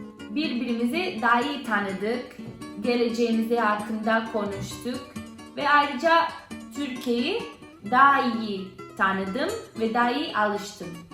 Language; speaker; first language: Turkish; non-native, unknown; Catalan